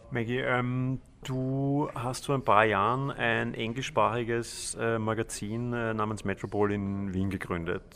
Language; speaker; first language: German; native; German